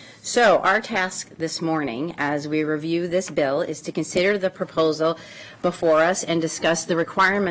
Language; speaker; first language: English; native; English